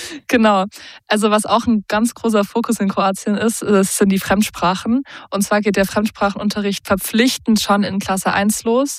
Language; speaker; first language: German; native; German